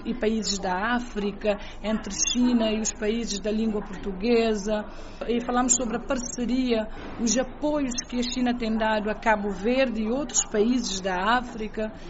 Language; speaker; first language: Portuguese; non-native, local second language; Kabuverdianu